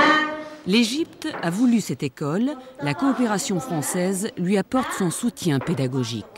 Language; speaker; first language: French; native; French